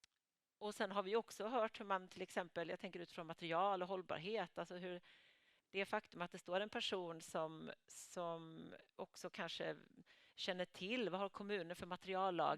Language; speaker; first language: Swedish; native; Swedish